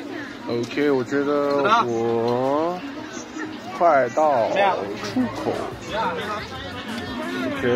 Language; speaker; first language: Chinese; non-native, learner; English